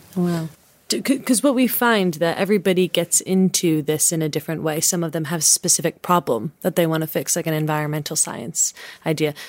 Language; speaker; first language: English; native; English